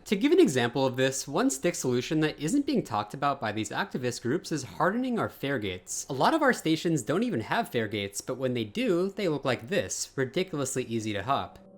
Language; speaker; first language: English; native; English